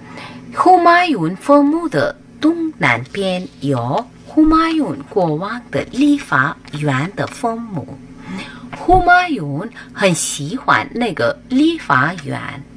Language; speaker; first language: Chinese; non-native, learner; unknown